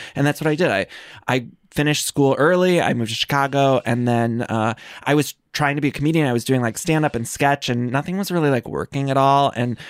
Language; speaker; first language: English; native; English